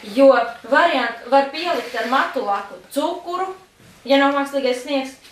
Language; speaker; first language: Latvian; native; Latvian